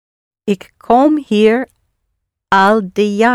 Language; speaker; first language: Dutch; non-native, learner; English